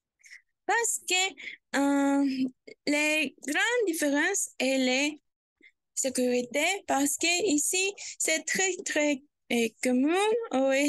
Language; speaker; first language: French; non-native, learner; Spanish